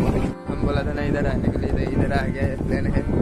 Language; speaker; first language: Hindi; non-native, local second language; Odia